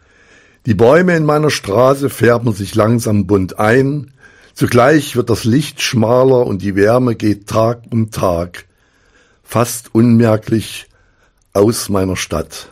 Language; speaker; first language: German; native; German